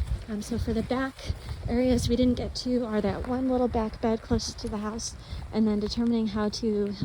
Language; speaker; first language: English; native; English